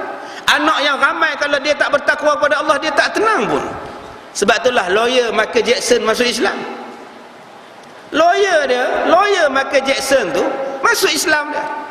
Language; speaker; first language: Malay; native; Malay